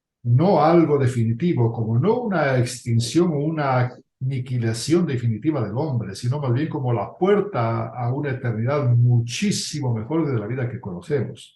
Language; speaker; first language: Spanish; native; Spanish